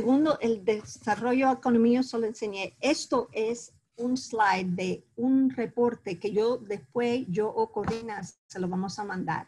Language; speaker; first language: Spanish; early bilingual, heritage; Spanish